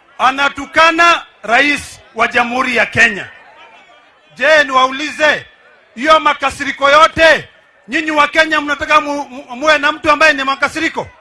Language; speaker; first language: Swahili; non-native, local second language; Masai